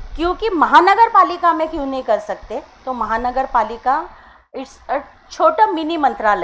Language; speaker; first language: Hindi; non-native, local second language; Marathi